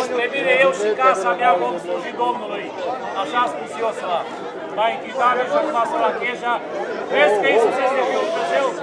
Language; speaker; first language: Romanian; native; Romanian